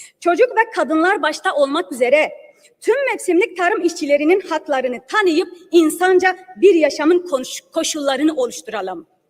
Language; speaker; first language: Turkish; non-native, local second language; Kurdish